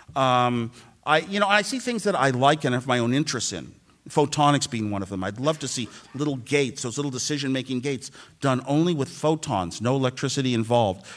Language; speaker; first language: English; native; English